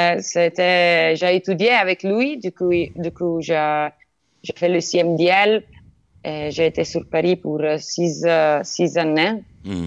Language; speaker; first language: French; non-native, learner; Italian